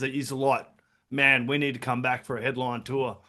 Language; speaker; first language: English; native; English